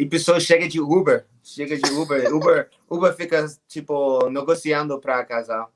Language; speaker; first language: Portuguese; non-native, fluent; English